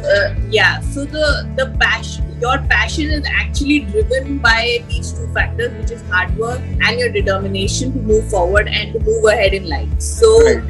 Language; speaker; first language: English; non-native, local second language; Hindi